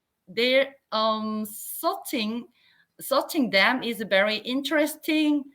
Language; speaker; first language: English; non-native, learner; Korean